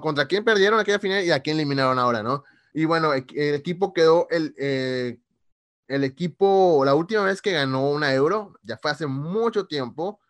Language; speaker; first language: Spanish; native; Spanish